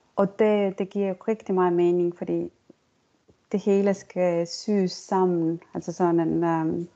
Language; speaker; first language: Danish; non-native, fluent; Estonian